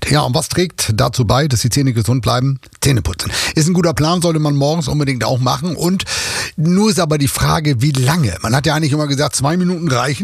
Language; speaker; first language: German; native; German